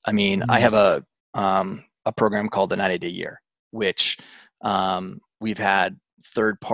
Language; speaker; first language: English; native; English